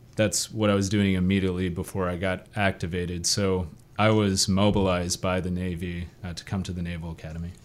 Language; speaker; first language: English; native; English